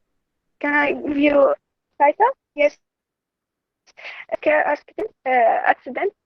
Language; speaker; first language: English; non-native, learner; Arabic